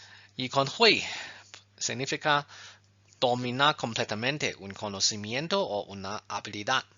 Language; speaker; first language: Spanish; non-native, fluent; Chinese